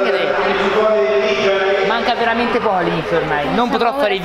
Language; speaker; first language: Italian; native; Italian